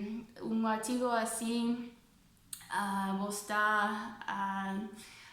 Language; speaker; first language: Portuguese; non-native, fluent; English